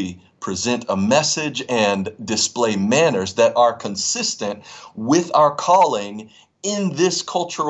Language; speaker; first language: English; native; English